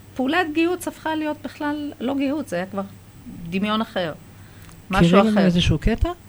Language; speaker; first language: Hebrew; early bilingual, other home language; Persian